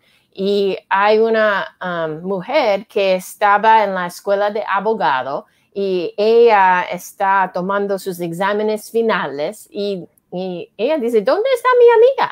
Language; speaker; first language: Spanish; non-native, learner; English